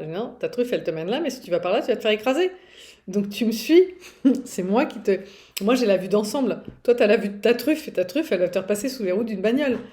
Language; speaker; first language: French; native; French